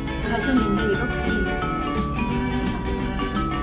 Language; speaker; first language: Korean; non-native, learner; Vietnamese